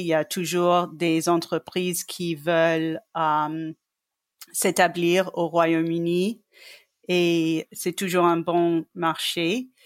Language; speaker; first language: French; non-native, fluent; English